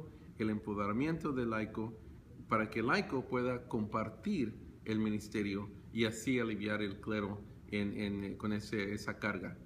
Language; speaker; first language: Spanish; early bilingual, heritage; Spanish